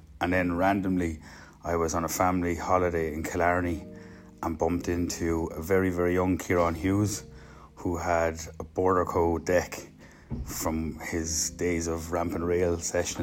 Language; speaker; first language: English; native; English